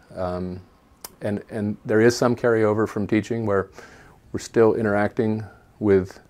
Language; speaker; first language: English; native; English